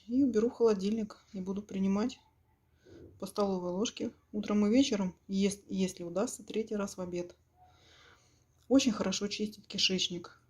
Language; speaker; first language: Russian; native; Russian